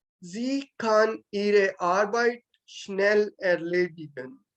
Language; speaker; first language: German; non-native, fluent; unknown